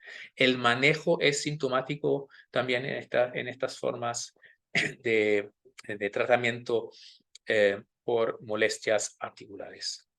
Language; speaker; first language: Spanish; non-native, fluent; German